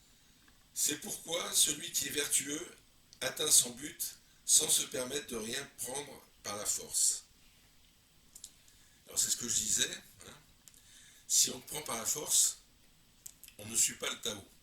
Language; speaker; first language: French; native; French